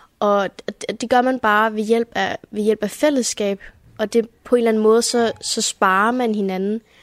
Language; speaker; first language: Danish; early bilingual, heritage; Danish